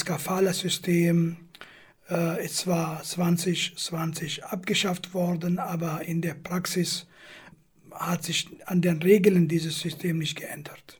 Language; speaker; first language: German; non-native, fluent; Kurdish